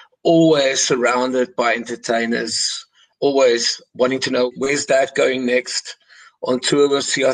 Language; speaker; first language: English; non-native, local second language; Afrikaans